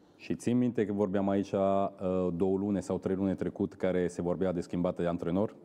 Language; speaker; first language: Romanian; non-native, fluent; Italian